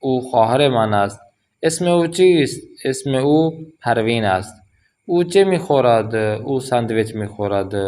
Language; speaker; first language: Persian; non-native, fluent; Urdu